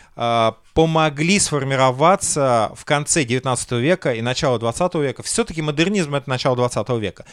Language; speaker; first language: Russian; native; Russian